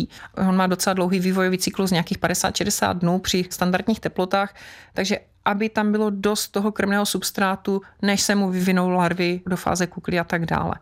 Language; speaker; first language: Czech; native; Czech